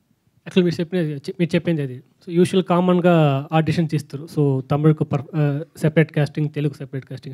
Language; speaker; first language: Telugu; non-native, learner; Tamil